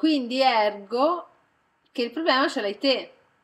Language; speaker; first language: Italian; native; Italian